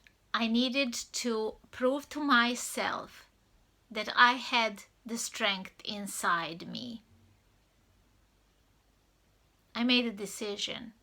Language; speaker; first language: English; non-native, fluent; Serbian